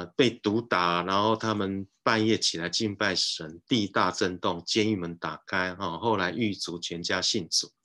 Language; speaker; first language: Chinese; native; Chinese